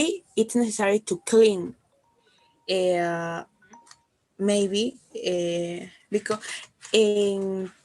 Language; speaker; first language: English; non-native, learner; Spanish